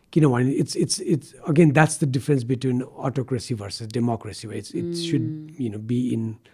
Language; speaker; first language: English; non-native, local second language; Nepali